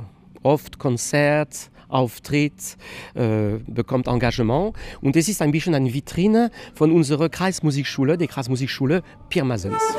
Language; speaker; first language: German; non-native, learner; French